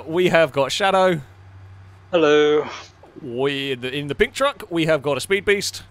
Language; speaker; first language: English; native; English